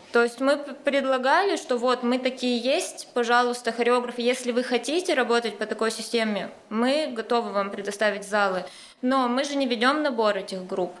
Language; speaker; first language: Russian; native; Russian